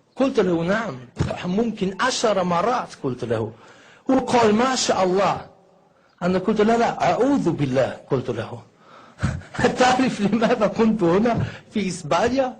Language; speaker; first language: Egyptian Arabic; non-native, fluent; German